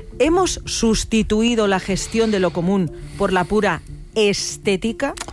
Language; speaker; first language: Spanish; native; Spanish